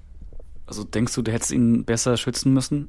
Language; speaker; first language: German; native; German